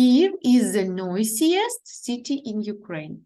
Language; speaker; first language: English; non-native, learner; Ukrainian